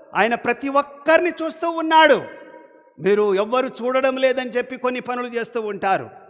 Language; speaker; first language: Telugu; non-native, local second language; Lambadi